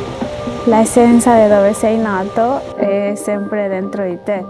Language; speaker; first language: Italian; non-native, fluent; Spanish